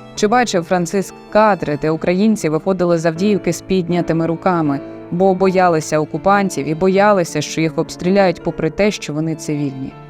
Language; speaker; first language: Ukrainian; native; Ukrainian